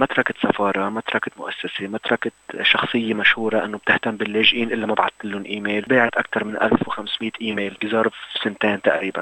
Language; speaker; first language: Arabic; native; Arabic